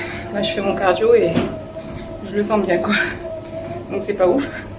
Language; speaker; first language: French; native; French